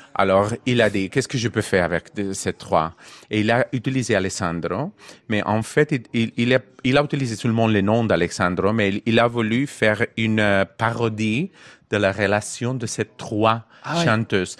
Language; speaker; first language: French; non-native, learner; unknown